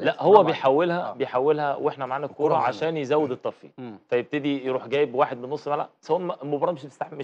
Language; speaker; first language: Arabic; native; Arabic